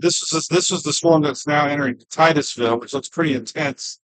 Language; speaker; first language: English; native; English